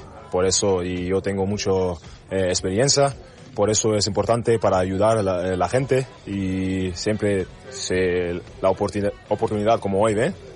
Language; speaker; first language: Spanish; non-native, learner; German